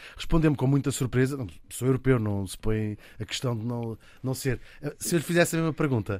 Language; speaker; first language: Portuguese; native; Portuguese